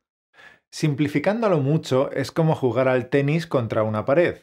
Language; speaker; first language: Spanish; native; Spanish